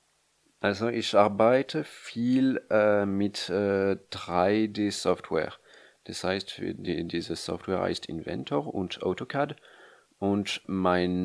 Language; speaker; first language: German; non-native, fluent; French